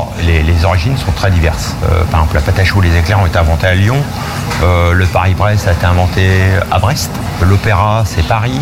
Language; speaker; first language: French; native; French